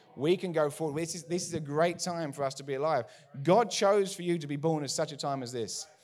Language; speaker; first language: English; native; English